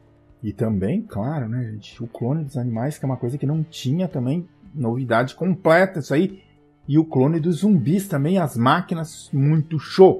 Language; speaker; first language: Portuguese; native; Portuguese